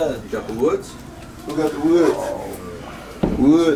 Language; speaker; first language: English; native; English